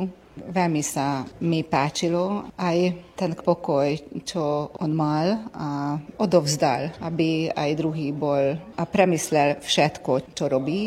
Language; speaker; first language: Slovak; early bilingual, heritage; Slovak